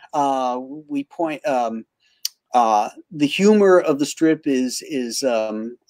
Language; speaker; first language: English; native; English